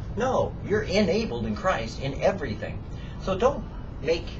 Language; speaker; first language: English; native; English